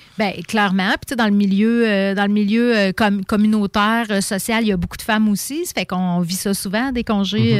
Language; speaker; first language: French; native; French